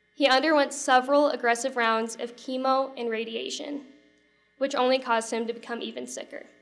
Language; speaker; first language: English; native; English